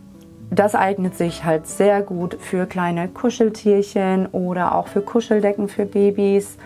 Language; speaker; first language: German; native; German